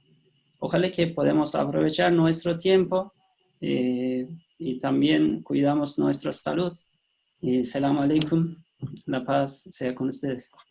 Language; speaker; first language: Spanish; non-native, fluent; Turkish